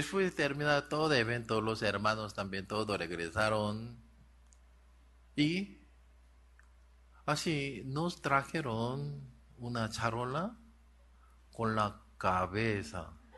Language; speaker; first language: Spanish; non-native, learner; Korean